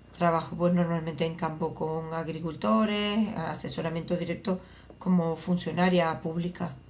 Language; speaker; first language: Spanish; native; Spanish